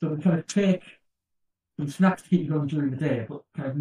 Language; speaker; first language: English; native; English